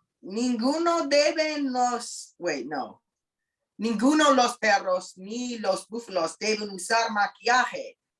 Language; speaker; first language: Spanish; non-native, learner; English